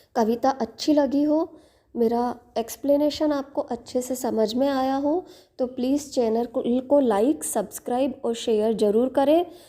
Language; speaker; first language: Hindi; native; Hindi